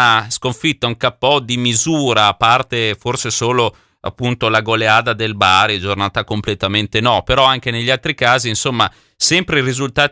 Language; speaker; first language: Italian; native; Italian